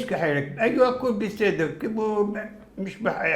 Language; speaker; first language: Hebrew; non-native, fluent; Arabic